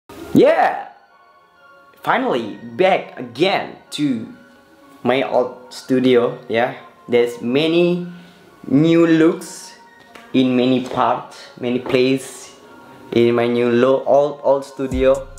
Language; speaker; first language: English; non-native, learner; Indonesian